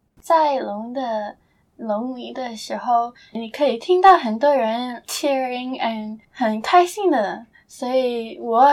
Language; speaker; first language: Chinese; early bilingual, heritage; Chinese